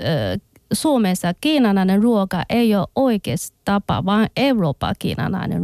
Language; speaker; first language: Finnish; non-native, learner; Chinese